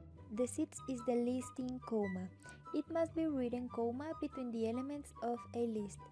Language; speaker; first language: English; non-native, learner; Spanish